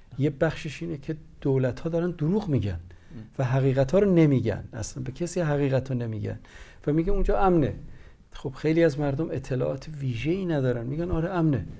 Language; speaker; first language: Persian; native; Persian